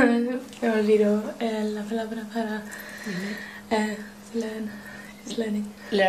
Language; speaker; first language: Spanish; non-native, learner; English